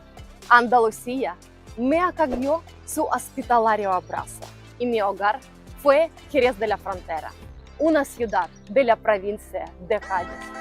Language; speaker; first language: Spanish; non-native, learner; Russian